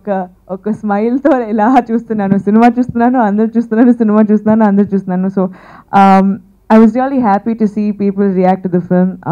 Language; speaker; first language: Telugu; non-native, fluent; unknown